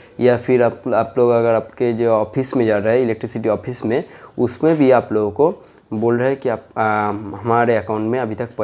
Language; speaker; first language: Hindi; non-native, local second language; Bangla